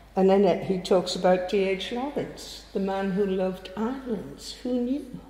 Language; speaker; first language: English; native; English